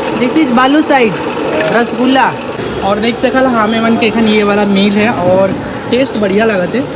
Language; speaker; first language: Hindi; non-native, local second language; Sadri